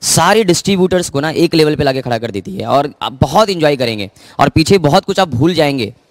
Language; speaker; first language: Hindi; native; Hindi